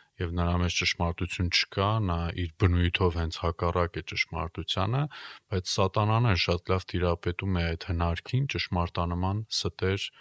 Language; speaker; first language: Armenian; native; Armenian